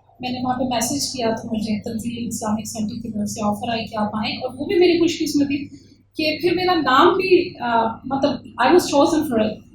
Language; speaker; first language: Urdu; early bilingual, heritage; Urdu